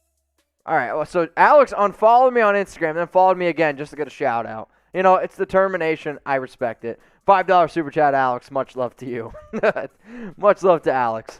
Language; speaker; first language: English; native; English